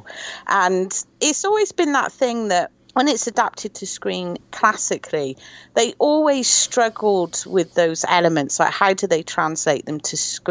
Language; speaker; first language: English; native; English